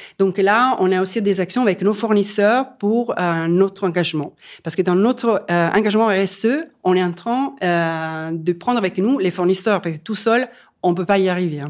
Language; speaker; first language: French; non-native, fluent; Italian